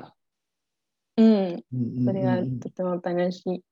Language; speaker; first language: Japanese; non-native, learner; Spanish